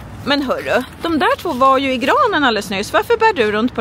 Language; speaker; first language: Swedish; native; Swedish